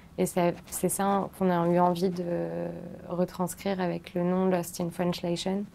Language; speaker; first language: French; native; French